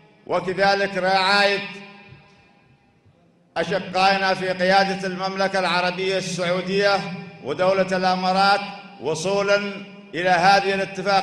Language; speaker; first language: Arabic; native; Arabic